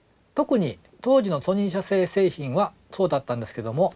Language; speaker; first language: Japanese; native; Japanese